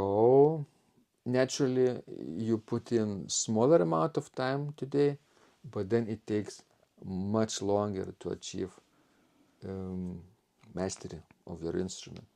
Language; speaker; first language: English; non-native, fluent; Lithuanian